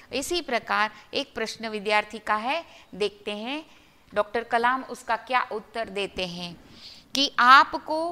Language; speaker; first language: Hindi; non-native, local second language; Gujarati